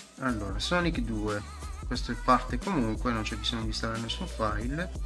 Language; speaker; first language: Italian; native; Italian